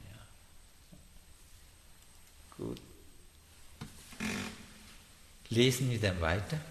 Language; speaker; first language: German; non-native, learner; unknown